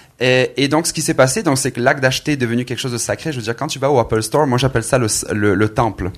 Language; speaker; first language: French; native; French